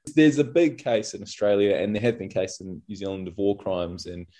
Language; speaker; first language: English; native; English